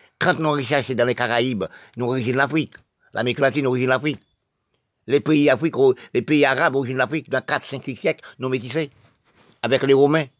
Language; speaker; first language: French; non-native, local second language; Haitian Creole